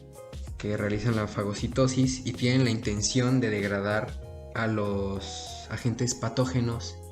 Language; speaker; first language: Spanish; native; Spanish